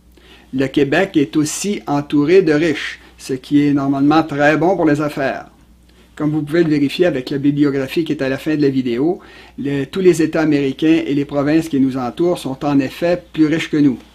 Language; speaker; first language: French; native; French